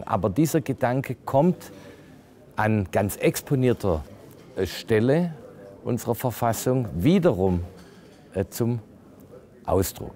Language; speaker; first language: German; native; German